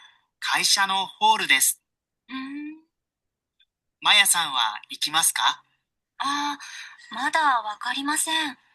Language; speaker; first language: Japanese; non-native, learner; Sinhala